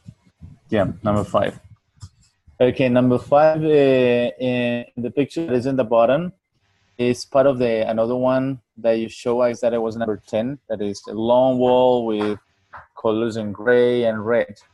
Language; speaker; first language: English; non-native, learner; Spanish